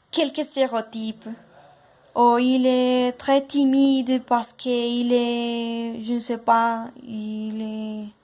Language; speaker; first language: French; non-native, learner; Spanish